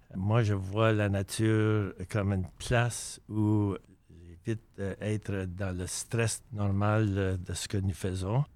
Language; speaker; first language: French; native; French